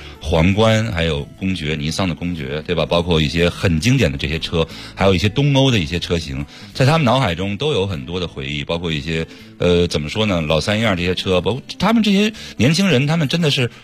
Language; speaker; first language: Chinese; native; Chinese